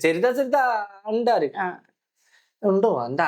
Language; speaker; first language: Malayalam; non-native, fluent; Bangla